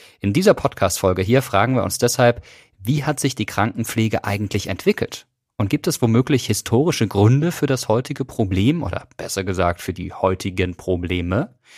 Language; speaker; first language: German; native; German